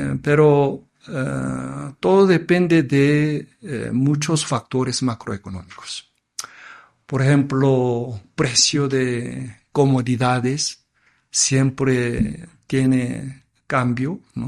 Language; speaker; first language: Spanish; non-native, fluent; Korean